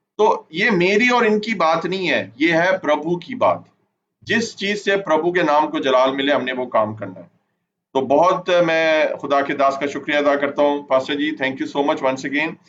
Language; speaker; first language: Urdu; non-native, local second language; Punjabi